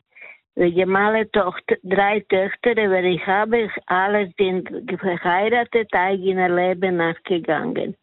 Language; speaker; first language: German; non-native, learner; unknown